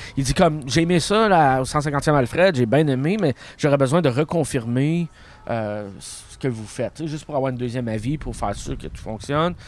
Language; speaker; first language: French; native; French